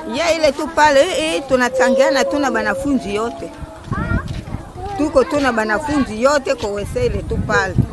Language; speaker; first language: Swahili; native; Swahili